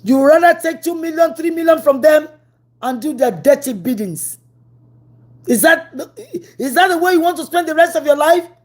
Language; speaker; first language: English; non-native, local second language; Yoruba